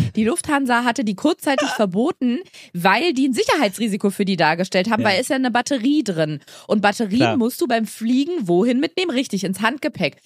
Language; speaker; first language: German; native; German